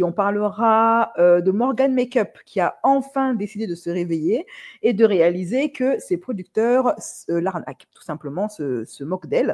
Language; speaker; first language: French; native; French